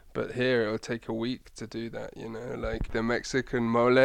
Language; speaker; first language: English; native; English